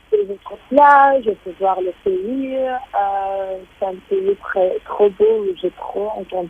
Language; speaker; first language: French; non-native, fluent; Arabic